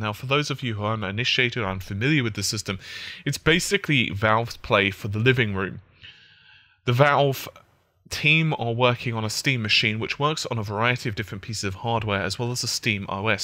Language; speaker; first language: English; native; English